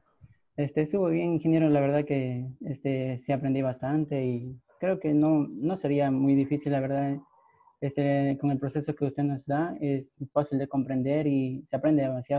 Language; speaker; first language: Spanish; native; Spanish